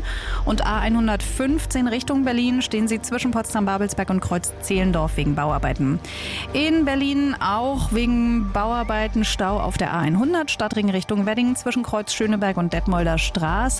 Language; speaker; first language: German; native; German